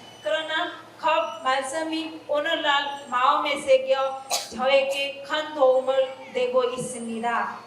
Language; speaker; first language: Korean; non-native, learner; Hindi